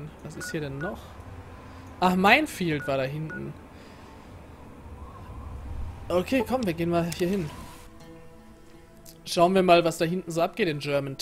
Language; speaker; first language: German; native; German